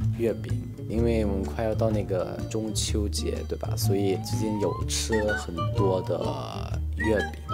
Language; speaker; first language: Chinese; non-native, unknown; Thai